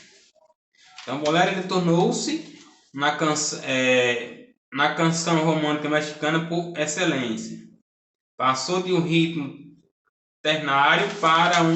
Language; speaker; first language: Portuguese; native; Portuguese